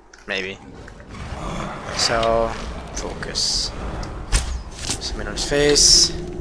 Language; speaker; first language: English; non-native, fluent; Swedish